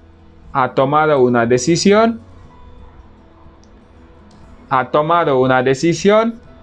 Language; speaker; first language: Spanish; non-native, fluent; Wolof